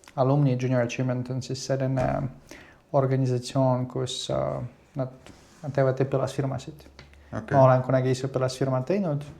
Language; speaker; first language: Estonian; non-native, fluent; Russian